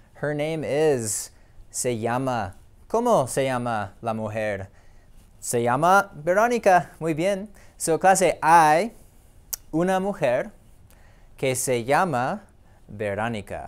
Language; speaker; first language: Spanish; non-native, fluent; English